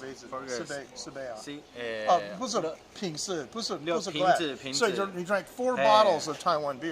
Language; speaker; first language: Chinese; non-native, learner; English